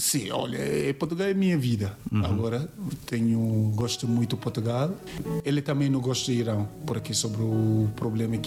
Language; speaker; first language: Portuguese; non-native, learner; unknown